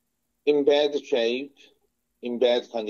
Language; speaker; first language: English; non-native, learner; Korean